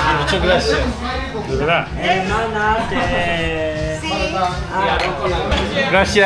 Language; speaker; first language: Spanish; non-native, learner; Korean